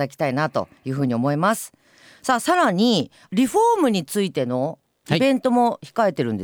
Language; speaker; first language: Japanese; native; Japanese